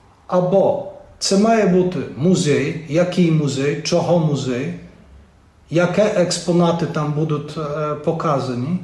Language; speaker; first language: Ukrainian; non-native, fluent; Polish